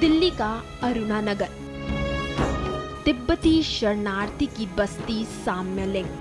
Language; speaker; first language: Hindi; native; Hindi